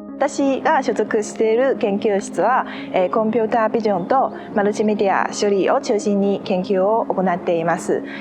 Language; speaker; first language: Japanese; non-native, fluent; Chinese